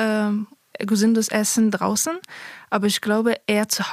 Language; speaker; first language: German; non-native, fluent; Persian